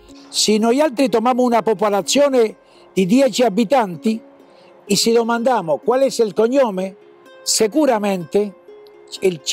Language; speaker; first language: Italian; early bilingual, heritage; Italian